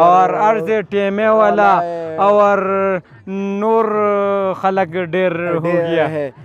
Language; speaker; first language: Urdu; non-native, local second language; Pashto